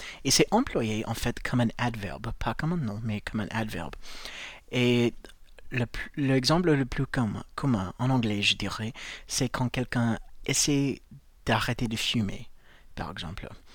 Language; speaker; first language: French; non-native, fluent; English